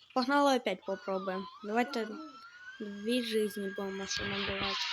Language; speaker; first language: Russian; non-native, local second language; Ukrainian